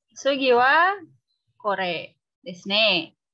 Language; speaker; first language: Japanese; non-native, learner; Indonesian